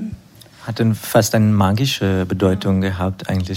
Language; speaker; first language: German; non-native, fluent; Hebrew